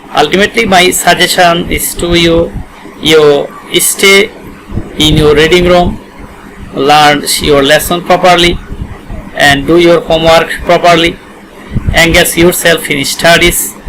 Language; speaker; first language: English; non-native, local second language; Bangla